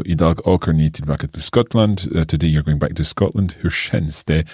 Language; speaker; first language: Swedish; non-native, learner; English